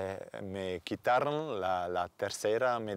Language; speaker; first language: Spanish; non-native, learner; German